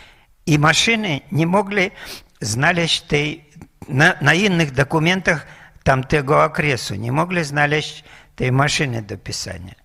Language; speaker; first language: Polish; non-native, fluent; Russian